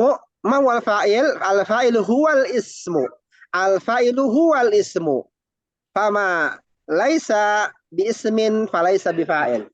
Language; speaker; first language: Arabic; non-native, fluent; Indonesian